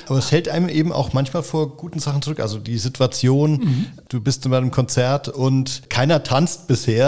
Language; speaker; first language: German; native; German